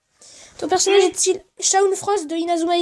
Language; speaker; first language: French; native; French